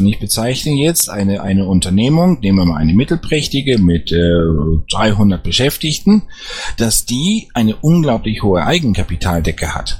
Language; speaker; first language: German; native; German